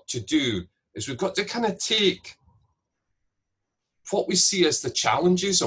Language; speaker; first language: English; native; English